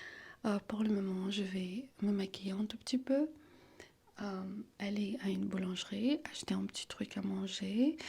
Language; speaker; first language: French; non-native, fluent; Armenian